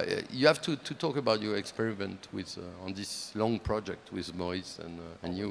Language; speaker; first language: English; non-native, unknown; French